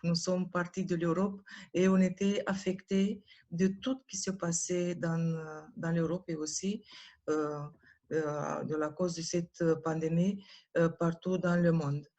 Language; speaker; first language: French; non-native, learner; Romanian